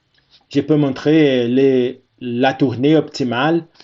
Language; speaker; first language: French; non-native, fluent; Portuguese